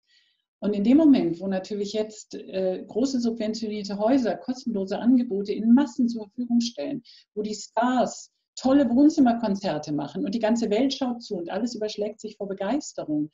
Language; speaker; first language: German; native; German